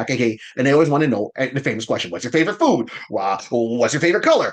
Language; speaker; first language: English; native; English